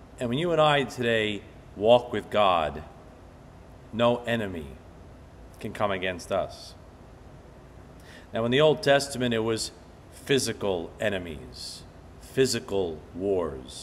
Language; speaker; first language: English; native; English